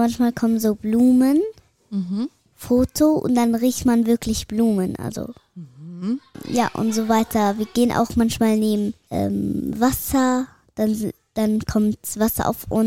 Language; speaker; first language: German; early bilingual, other home language; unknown